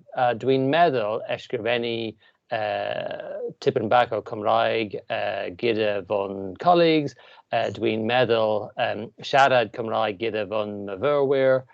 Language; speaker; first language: Welsh; non-native, learner; English